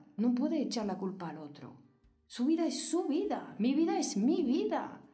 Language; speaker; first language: Spanish; non-native, fluent; French